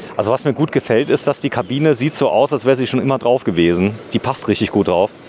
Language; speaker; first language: German; native; German